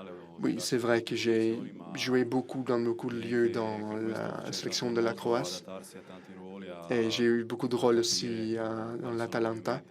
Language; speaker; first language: French; non-native, fluent; Italian